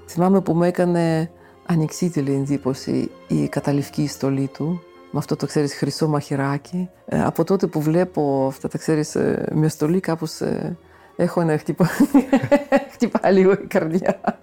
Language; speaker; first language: Greek; non-native, fluent; Russian